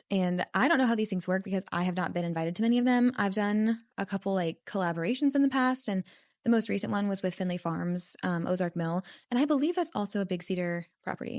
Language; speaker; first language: English; native; English